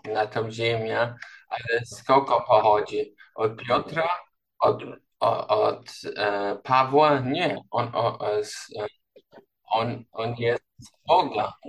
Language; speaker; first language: Polish; non-native, learner; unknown